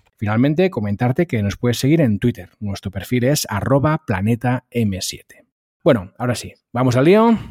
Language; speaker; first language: Spanish; non-native, local second language; Catalan